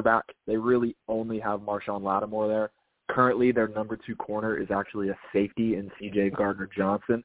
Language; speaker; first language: English; native; English